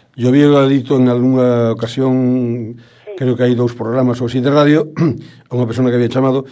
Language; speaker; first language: Spanish; non-native, local second language; Galician